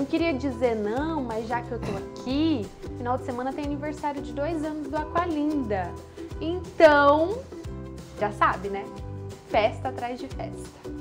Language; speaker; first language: Portuguese; native; Portuguese